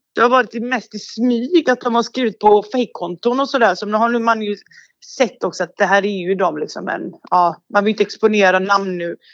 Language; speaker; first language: Swedish; early bilingual, other home language; Bosnian